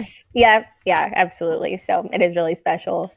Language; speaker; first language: English; native; English